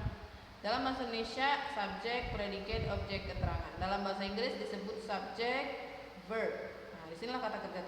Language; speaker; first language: Indonesian; native; Indonesian